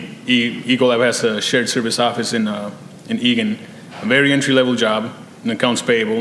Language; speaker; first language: English; early bilingual, other home language; Spanish